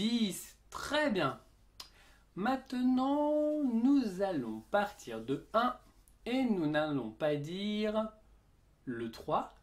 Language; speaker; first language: French; native; French